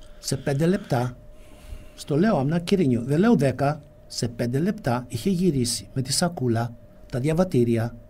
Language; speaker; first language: Greek; early bilingual, heritage; Greek